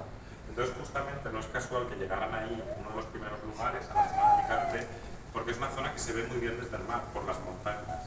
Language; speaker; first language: Spanish; native; Spanish